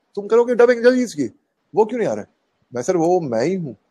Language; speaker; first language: Hindi; native; Hindi